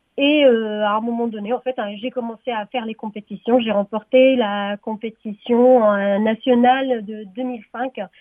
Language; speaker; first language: French; non-native, local second language; Arabic